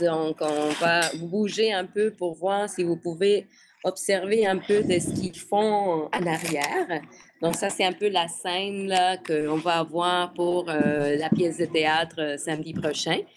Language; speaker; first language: French; native; French